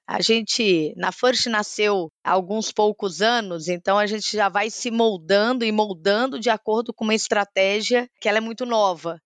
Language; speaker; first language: Portuguese; native; Portuguese